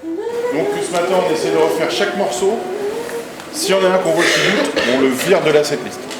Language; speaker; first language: French; native; French